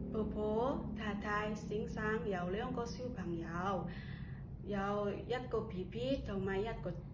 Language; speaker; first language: Cantonese; non-native, learner; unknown